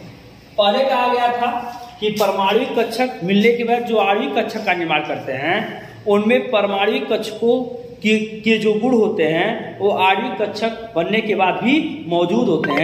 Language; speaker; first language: Hindi; native; Hindi